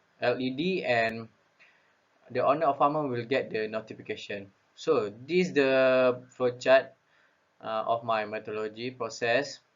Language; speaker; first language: English; non-native, local second language; Malay